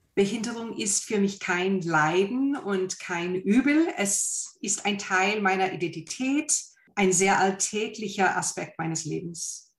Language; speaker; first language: German; non-native, fluent; English